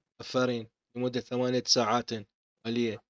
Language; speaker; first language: Arabic; non-native, fluent; Persian